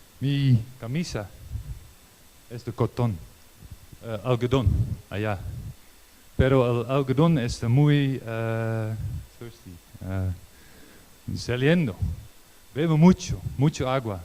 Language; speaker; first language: Spanish; non-native, learner; Dutch